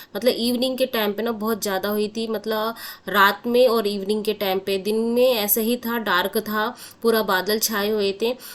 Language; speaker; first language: Hindi; non-native, local second language; Bangla